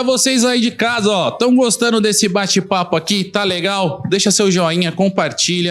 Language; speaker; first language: Portuguese; native; Portuguese